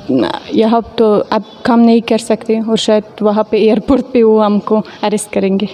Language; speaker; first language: Hindi; non-native, fluent; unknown